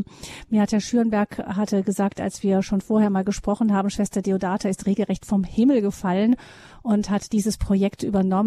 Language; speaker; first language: German; native; German